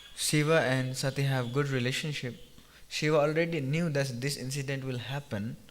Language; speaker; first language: English; non-native, local second language; Nepali